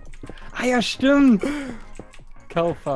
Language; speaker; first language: German; native; German